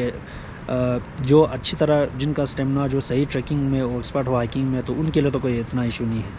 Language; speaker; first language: Hindi; non-native, local second language; Balti